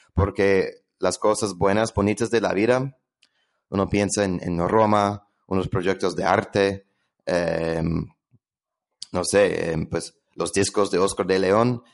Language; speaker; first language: Spanish; non-native, fluent; English